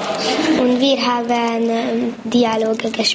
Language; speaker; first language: German; non-native, learner; Hungarian